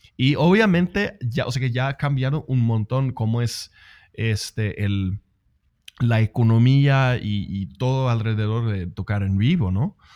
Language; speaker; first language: Spanish; non-native, fluent; Swedish